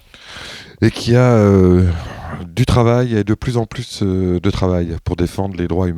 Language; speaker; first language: French; native; French